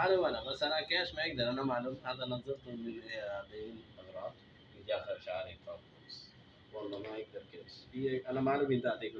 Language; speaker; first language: Arabic; non-native, learner; Bangla